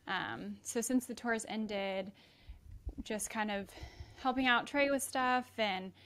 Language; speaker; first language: English; native; English